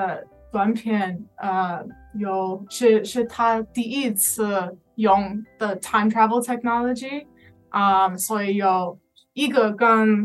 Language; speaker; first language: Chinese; non-native, learner; English